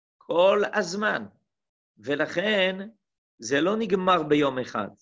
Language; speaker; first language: Hebrew; non-native, fluent; French